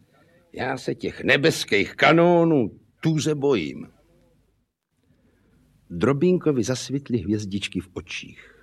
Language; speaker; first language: Czech; native; Czech